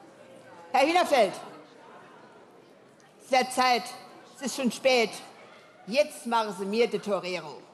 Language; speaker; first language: German; native; German